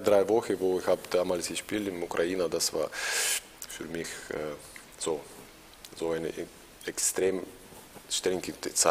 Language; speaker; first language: German; non-native, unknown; Russian